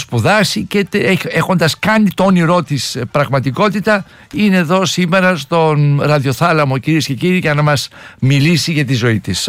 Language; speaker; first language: Greek; native; Greek